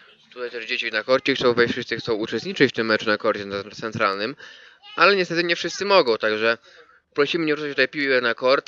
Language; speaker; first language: Polish; native; Polish